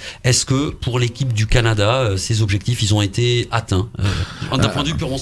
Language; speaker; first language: French; native; French